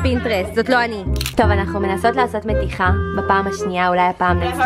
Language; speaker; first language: Hebrew; native; Hebrew